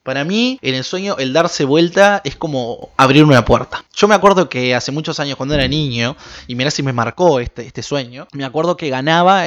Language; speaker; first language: Spanish; native; Spanish